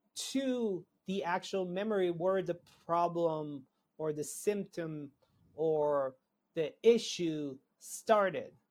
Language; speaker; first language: English; non-native, fluent; Hebrew